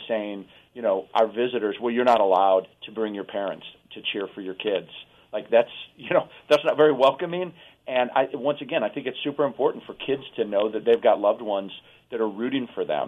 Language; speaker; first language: English; native; English